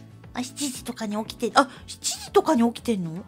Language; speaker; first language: Japanese; native; Japanese